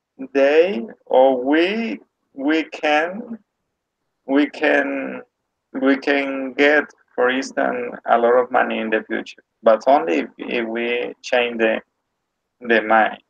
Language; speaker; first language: English; non-native, learner; Spanish